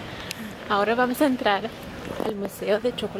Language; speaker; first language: Spanish; early bilingual, heritage; Spanish